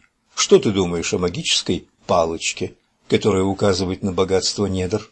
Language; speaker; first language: Russian; native; Russian